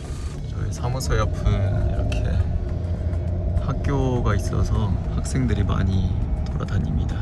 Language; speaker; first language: Korean; non-native, fluent; Mongolian